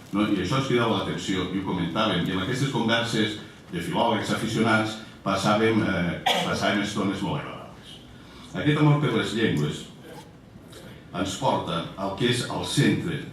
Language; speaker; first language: Catalan; native; Catalan